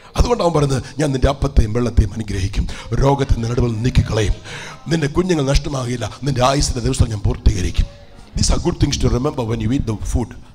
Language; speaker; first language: Malayalam; early bilingual, heritage; Malayalam